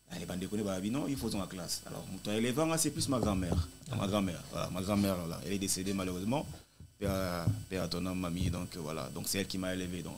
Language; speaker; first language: French; non-native, local second language; Lingala